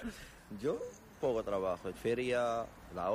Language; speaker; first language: Spanish; non-native, learner; Arabic